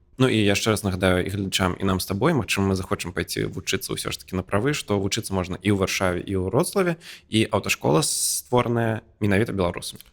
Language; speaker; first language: Belarusian; non-native, local second language; Russian